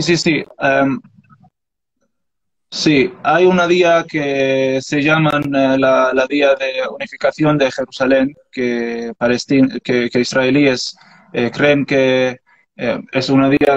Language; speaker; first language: Spanish; non-native, learner; Arabic